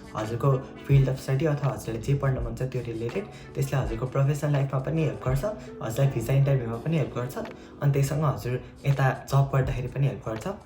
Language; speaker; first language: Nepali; native; Nepali